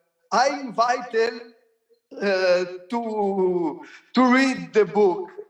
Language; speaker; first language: English; non-native, learner; Portuguese